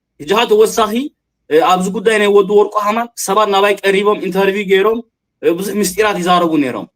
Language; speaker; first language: Tigrinya; early bilingual, heritage; Tigrinya